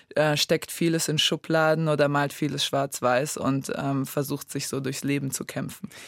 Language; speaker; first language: German; non-native, local second language; Serbian